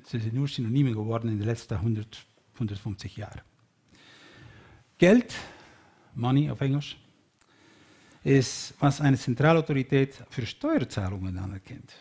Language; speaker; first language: German; non-native, learner; Dutch